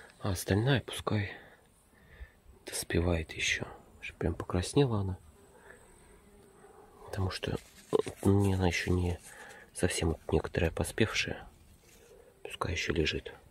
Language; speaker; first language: Russian; native; Russian